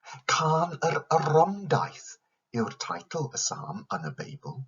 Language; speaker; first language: Welsh; non-native, fluent; English